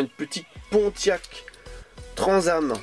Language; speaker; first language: French; native; French